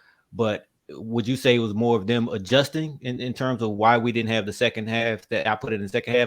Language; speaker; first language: English; native; English